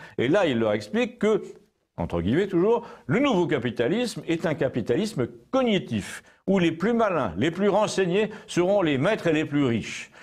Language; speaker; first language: French; native; French